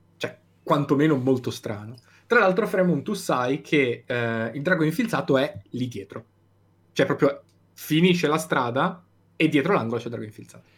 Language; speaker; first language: Italian; native; Italian